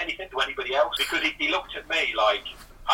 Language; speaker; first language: English; native; English